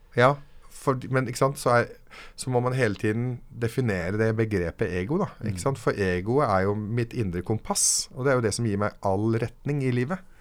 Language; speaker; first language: Norwegian; early bilingual, other home language; Arabic